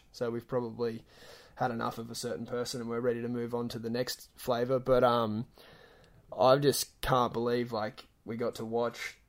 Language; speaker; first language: English; native; English